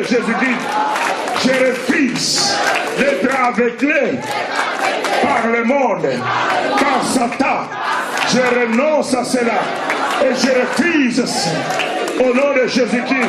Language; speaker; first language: French; non-native, local second language; Lingala